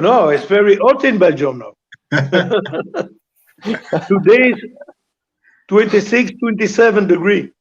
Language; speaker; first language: English; non-native, learner; French